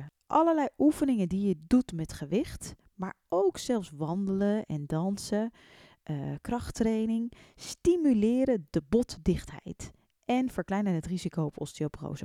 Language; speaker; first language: Dutch; native; Dutch